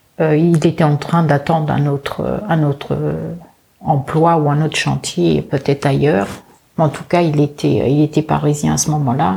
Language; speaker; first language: French; early bilingual, other home language; Portuguese